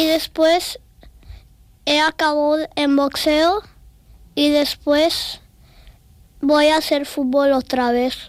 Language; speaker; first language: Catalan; non-native, local second language; Spanish